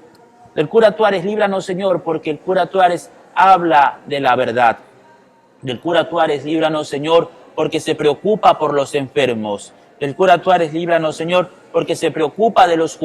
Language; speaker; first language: Spanish; native; Spanish